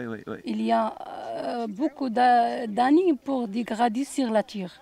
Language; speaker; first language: French; non-native, learner; Arabic